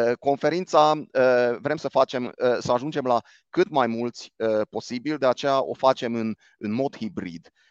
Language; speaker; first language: Romanian; non-native, local second language; Hungarian